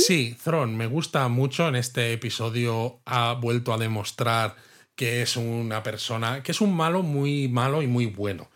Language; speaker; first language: Spanish; native; Spanish